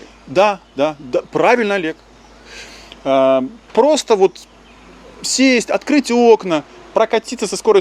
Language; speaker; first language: Russian; native; Russian